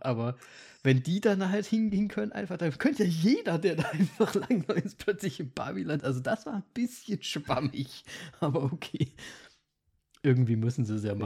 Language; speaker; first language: German; native; German